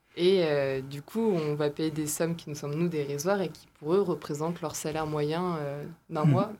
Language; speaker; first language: French; native; French